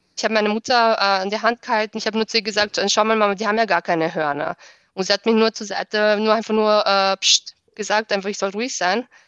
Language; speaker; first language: German; early bilingual, other home language; Bosnian